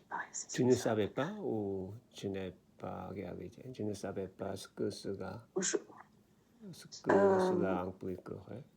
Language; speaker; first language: French; non-native, learner; Korean